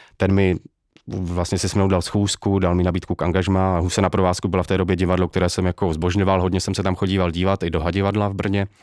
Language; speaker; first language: Czech; native; Czech